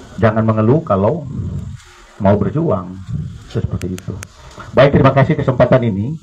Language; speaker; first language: Indonesian; native; Indonesian